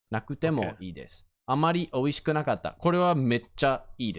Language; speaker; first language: Japanese; non-native, fluent; English